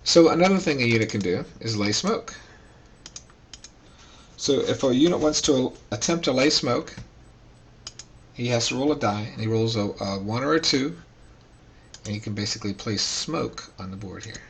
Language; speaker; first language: English; native; English